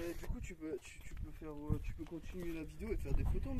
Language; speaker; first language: French; native; French